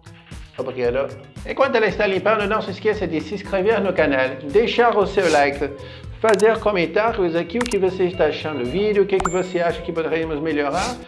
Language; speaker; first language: Portuguese; non-native, fluent; French